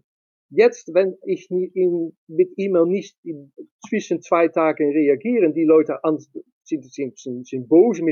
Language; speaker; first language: German; non-native, learner; Dutch